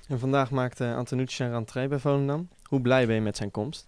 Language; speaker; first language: Dutch; native; Dutch